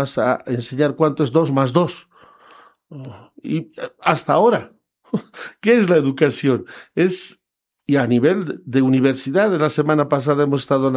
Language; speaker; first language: Spanish; non-native, local second language; Quechua